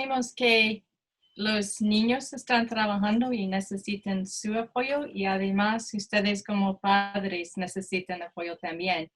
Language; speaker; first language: Spanish; non-native, fluent; English